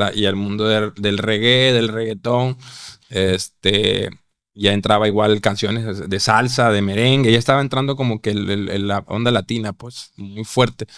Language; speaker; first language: Spanish; native; Spanish